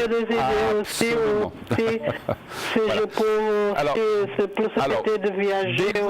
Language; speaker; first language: French; non-native, learner; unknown